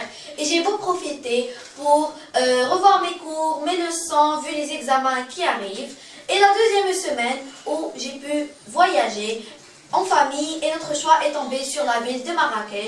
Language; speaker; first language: French; non-native, local second language; Arabic